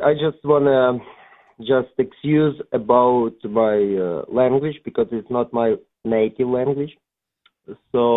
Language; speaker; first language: English; non-native, learner; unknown